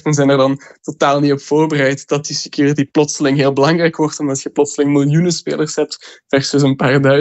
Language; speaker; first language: Dutch; native; Dutch